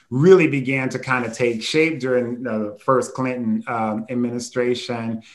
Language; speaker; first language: English; native; English